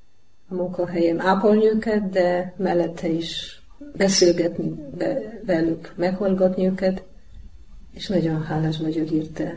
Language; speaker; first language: Hungarian; non-native, learner; Polish